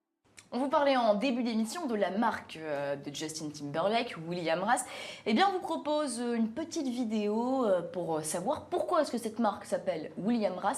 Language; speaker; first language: French; native; French